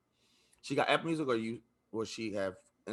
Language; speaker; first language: English; native; English